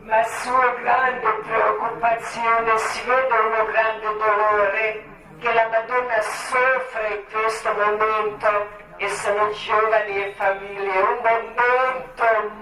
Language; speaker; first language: Italian; non-native, learner; Croatian